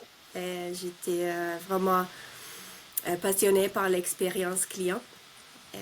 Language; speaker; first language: French; non-native, fluent; Finnish